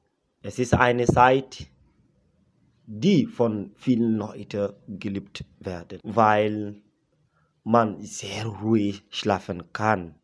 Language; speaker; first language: German; non-native, learner; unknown